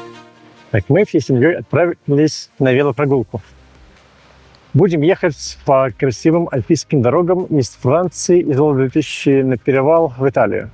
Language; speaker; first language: Russian; native; Russian